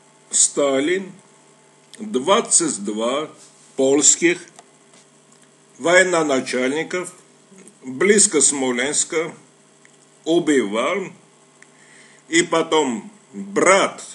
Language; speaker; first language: Russian; non-native, local second language; Armenian